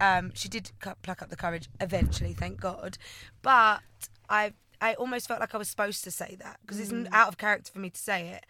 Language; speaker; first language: English; native; English